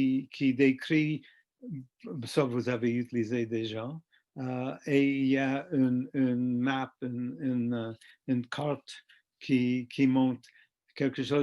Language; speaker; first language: French; non-native, fluent; English